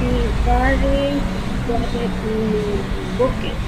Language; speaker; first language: English; non-native, learner; Spanish